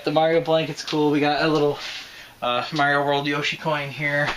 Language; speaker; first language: English; native; English